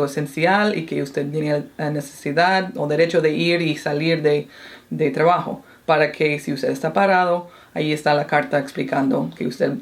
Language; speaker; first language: Spanish; non-native, fluent; English